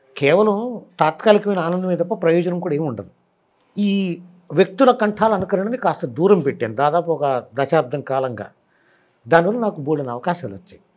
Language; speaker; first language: Telugu; native; Telugu